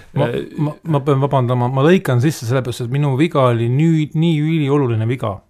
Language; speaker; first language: Estonian; native; Estonian